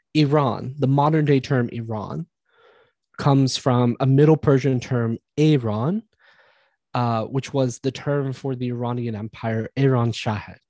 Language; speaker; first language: English; native; English